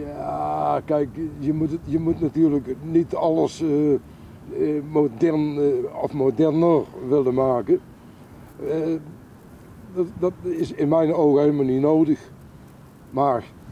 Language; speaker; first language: Dutch; native; Dutch